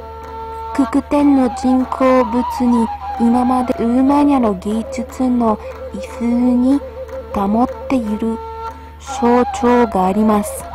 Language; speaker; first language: Japanese; non-native, learner; Romanian